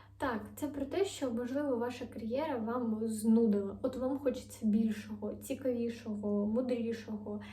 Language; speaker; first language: Ukrainian; non-native, local second language; Russian